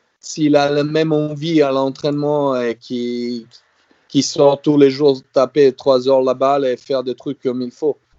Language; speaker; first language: French; non-native, fluent; Serbian